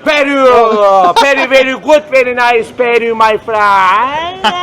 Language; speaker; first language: English; non-native, learner; Turkish